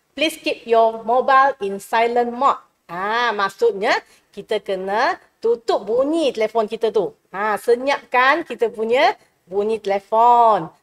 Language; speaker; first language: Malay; non-native, local second language; Chinese